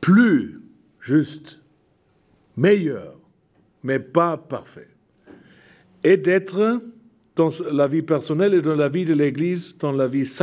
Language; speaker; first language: French; non-native, fluent; German